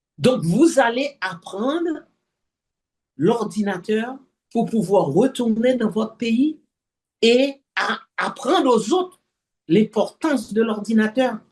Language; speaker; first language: French; non-native, local second language; Haitian Creole